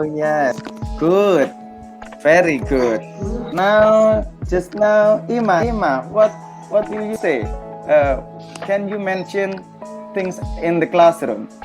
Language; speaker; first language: English; non-native, learner; Indonesian